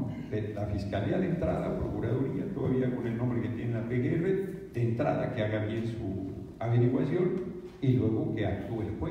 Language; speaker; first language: Spanish; native; Spanish